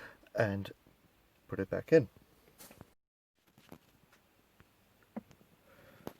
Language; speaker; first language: English; native; English